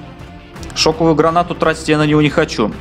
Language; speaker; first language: Russian; native; Russian